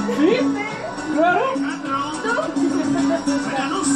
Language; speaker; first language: Spanish; non-native, learner; Korean